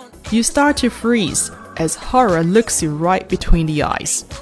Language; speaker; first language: English; non-native, fluent; Chinese